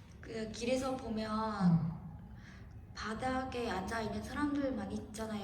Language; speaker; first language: Korean; non-native, fluent; Vietnamese